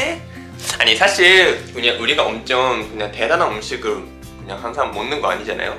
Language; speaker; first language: Korean; non-native, fluent; Japanese